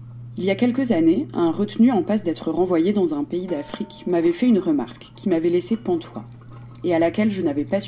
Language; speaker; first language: French; native; French